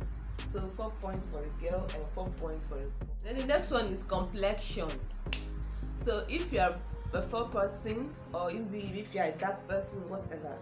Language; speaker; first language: English; non-native, local second language; Igbo